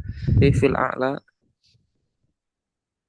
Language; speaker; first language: Arabic; non-native, learner; Indonesian